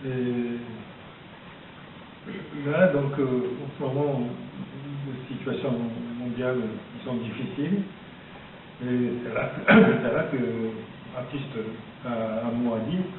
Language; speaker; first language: French; non-native, fluent; Japanese